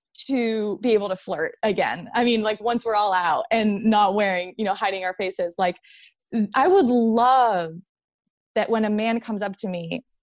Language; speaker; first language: English; native; English